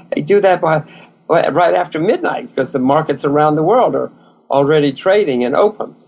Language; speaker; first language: English; native; English